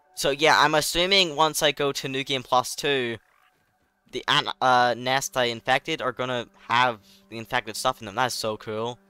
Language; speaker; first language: English; native; English